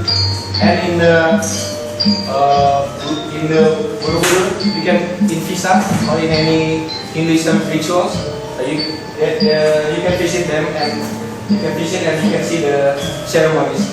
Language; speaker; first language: English; non-native, local second language; Indonesian